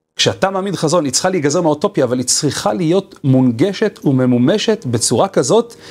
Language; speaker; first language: Hebrew; native; Hebrew